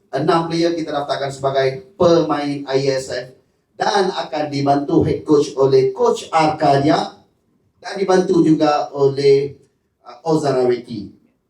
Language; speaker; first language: Malay; native; Malay